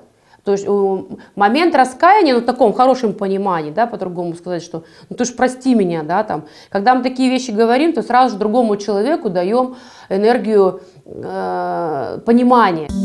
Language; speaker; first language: Russian; native; Russian